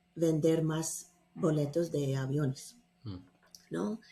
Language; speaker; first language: Spanish; non-native, fluent; English